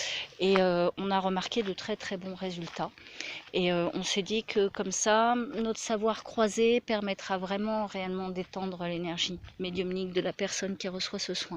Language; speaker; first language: French; native; French